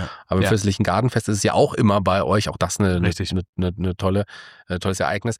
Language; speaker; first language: German; native; German